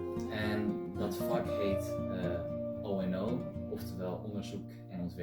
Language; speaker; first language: Dutch; early bilingual, other home language; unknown